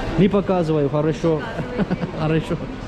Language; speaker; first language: Russian; non-native, learner; Turkish